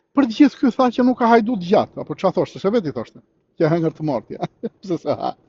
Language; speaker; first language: Albanian; early bilingual, heritage; Albanian